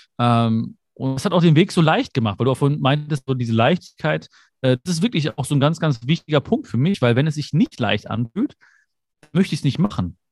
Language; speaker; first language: German; early bilingual, other home language; Malayalam